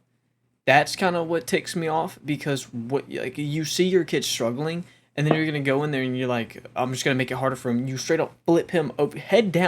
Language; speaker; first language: English; native; English